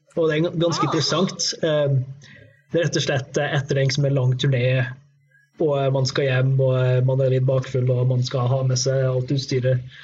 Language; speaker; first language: Norwegian; native; Norwegian